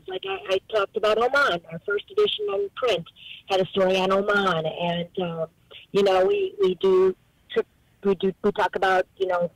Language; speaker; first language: English; native; English